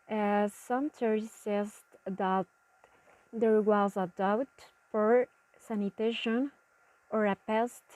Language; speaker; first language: English; non-native, learner; Spanish